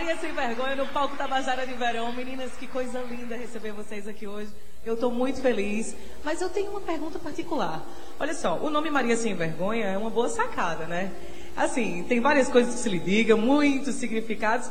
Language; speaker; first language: Portuguese; native; Portuguese